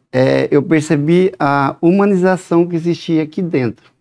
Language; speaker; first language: Portuguese; native; Portuguese